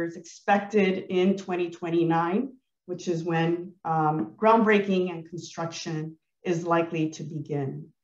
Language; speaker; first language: English; early bilingual, other home language; Spanish